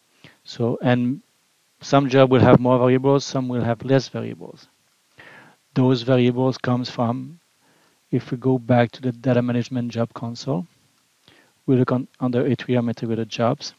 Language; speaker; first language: English; non-native, fluent; French